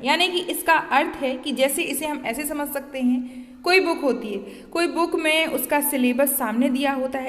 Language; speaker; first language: Hindi; native; Hindi